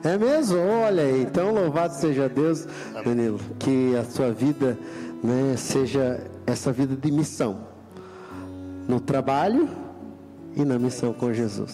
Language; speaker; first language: Portuguese; native; Portuguese